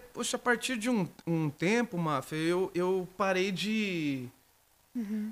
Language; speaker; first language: Portuguese; native; Portuguese